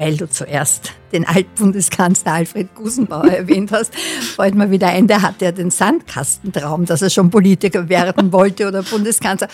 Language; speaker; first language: German; native; German